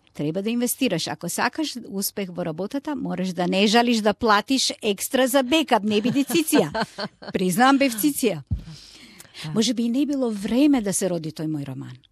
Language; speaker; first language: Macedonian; non-native, local second language; Turkish